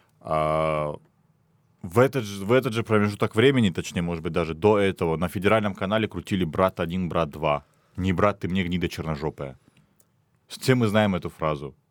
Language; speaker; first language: Russian; non-native, local second language; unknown